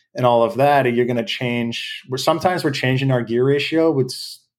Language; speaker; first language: English; native; English